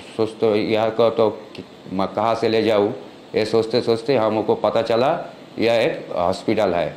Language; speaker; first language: Hindi; non-native, local second language; Bangla